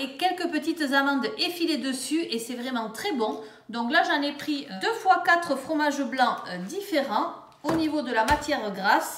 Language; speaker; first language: French; native; French